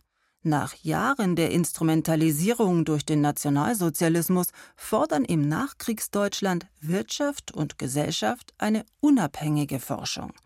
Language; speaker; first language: German; native; German